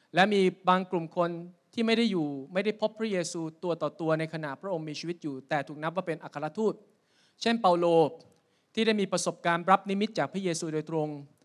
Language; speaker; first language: Thai; native; Thai